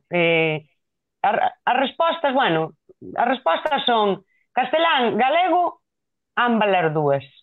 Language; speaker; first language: Galician; non-native, local second language; Spanish